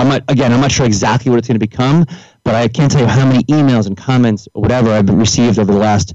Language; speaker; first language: English; native; English